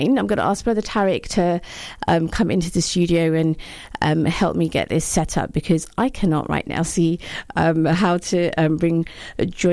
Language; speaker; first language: English; native; English